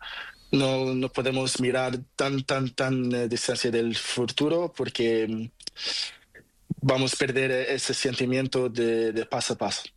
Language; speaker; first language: Spanish; non-native, learner; Portuguese